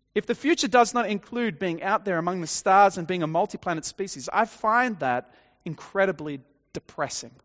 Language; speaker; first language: English; native; English